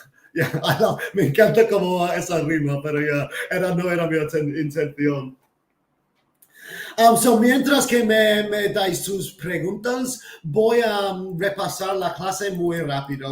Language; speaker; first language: Spanish; non-native, fluent; English